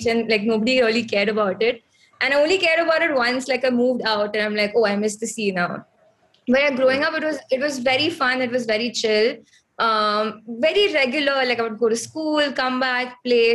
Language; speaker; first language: English; non-native, local second language; Konkani